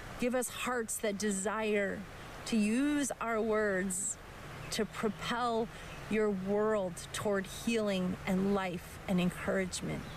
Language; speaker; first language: English; native; English